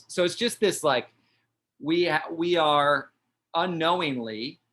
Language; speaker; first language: English; native; English